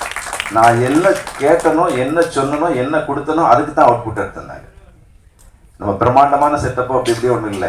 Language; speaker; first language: Tamil; native; Tamil